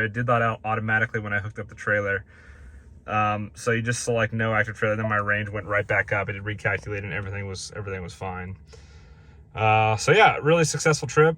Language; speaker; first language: English; native; English